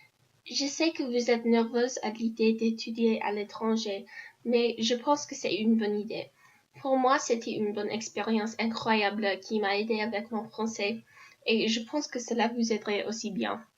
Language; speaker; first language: French; non-native, learner; English